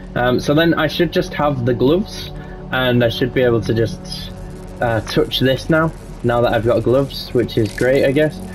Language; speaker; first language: English; native; English